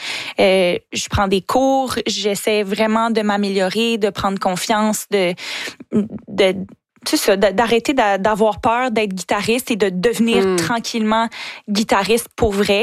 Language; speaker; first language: French; native; French